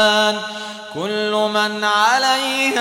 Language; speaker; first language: Arabic; native; Arabic